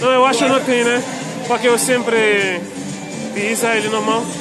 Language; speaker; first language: Portuguese; non-native, fluent; Haitian Creole